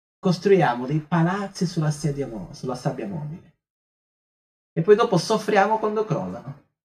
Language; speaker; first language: Italian; non-native, fluent; Portuguese